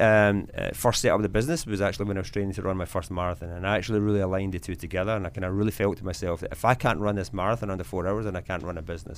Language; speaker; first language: English; native; English